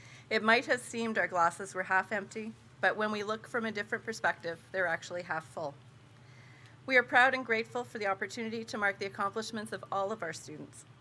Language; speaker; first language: English; native; English